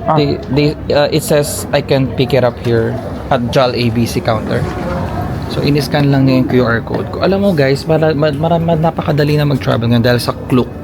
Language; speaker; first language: Filipino; native; Filipino